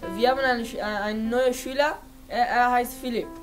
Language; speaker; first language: German; non-native, learner; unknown